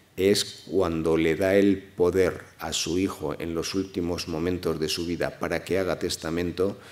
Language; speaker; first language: Spanish; native; Spanish